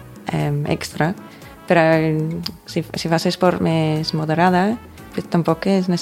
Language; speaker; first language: Catalan; non-native, fluent; English